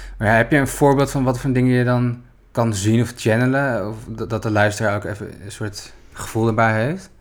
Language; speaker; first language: Dutch; native; Dutch